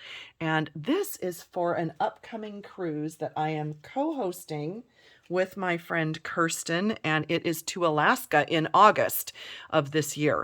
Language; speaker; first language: English; native; English